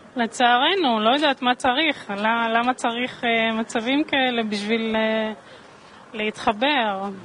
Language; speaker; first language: Hebrew; native; Hebrew